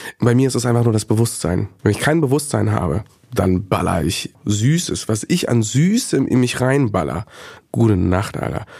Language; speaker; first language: German; early bilingual, other home language; Bosnian